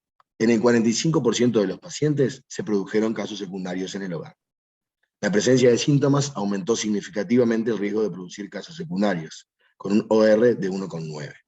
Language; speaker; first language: Spanish; native; Spanish